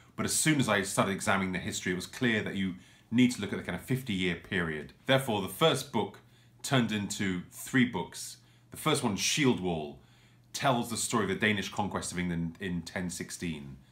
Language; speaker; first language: English; native; English